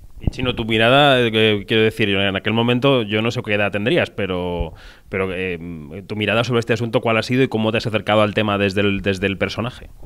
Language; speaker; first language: Spanish; native; Spanish